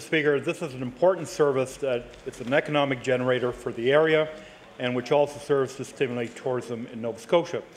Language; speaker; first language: English; non-native, local second language; French